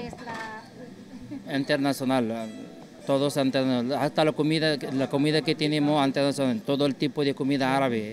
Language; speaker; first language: Spanish; non-native, fluent; Arabic